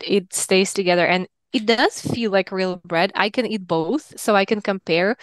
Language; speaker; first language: English; non-native, fluent; Russian